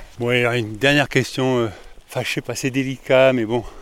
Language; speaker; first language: French; native; French